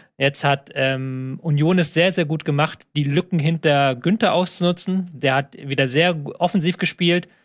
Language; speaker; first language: German; native; German